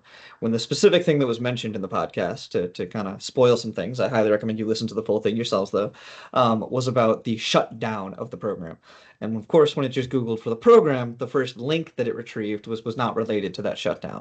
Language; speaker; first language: English; native; English